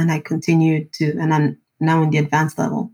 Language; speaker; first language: English; non-native, local second language; Yoruba